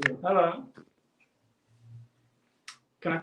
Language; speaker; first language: English; non-native, fluent; Portuguese